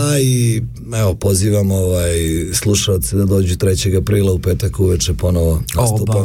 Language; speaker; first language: Serbian; native; Serbian